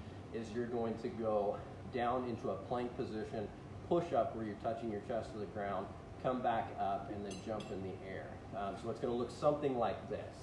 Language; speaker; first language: English; native; English